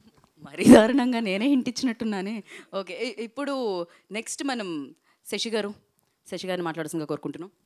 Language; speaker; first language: Telugu; native; Telugu